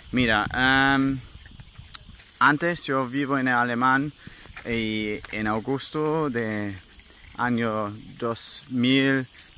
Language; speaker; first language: Spanish; non-native, learner; German